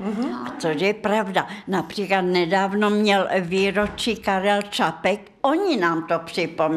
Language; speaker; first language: Czech; non-native, fluent; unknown